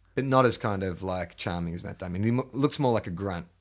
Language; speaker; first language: English; native; English